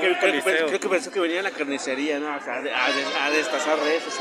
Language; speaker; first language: Spanish; native; Spanish